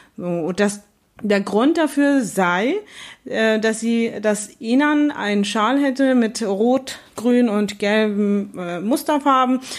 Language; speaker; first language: German; early bilingual, other home language; Kurdish